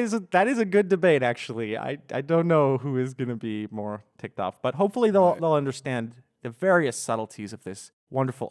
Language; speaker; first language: English; native; English